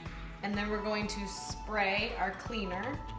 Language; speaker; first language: English; native; English